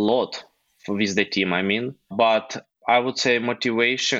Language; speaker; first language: English; non-native, fluent; Ukrainian